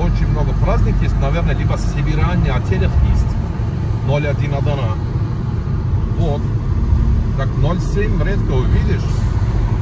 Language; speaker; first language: Russian; non-native, learner; Turkish